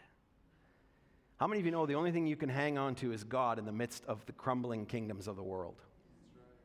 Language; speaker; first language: English; native; English